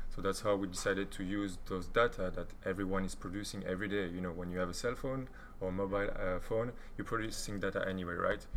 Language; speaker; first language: English; non-native, fluent; French